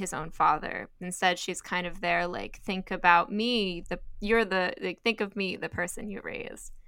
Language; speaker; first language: English; native; English